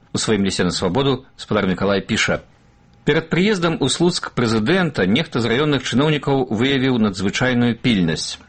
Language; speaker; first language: Belarusian; native; Belarusian